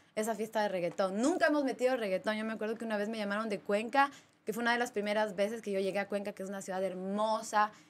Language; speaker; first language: Spanish; native; Spanish